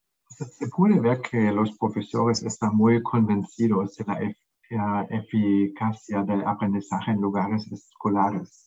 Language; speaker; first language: Spanish; non-native, fluent; German